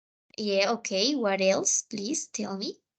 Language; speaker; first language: English; non-native, fluent; Spanish